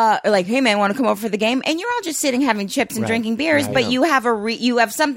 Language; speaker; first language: English; native; English